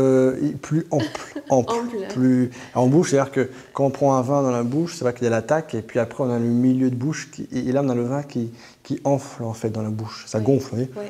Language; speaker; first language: French; native; French